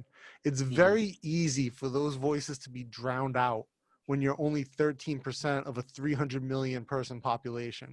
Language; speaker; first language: English; native; English